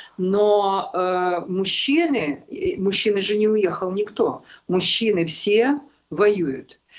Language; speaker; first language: Russian; non-native, local second language; Ukrainian